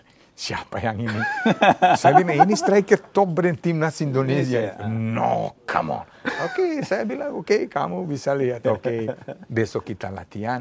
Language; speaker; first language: Indonesian; non-native, fluent; Serbian